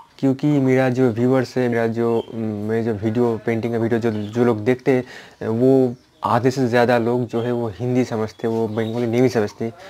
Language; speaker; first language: Hindi; non-native, local second language; Bangla